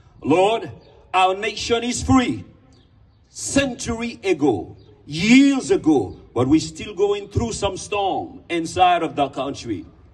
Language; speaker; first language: English; non-native, fluent; Haitian Creole